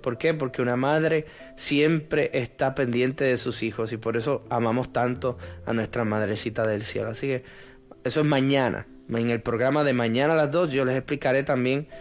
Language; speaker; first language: Spanish; native; Spanish